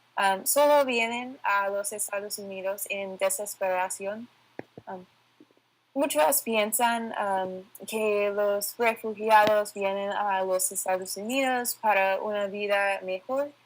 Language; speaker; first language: Spanish; non-native, learner; English